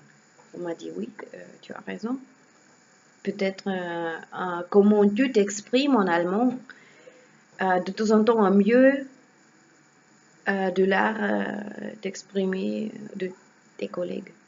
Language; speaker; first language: French; non-native, learner; Russian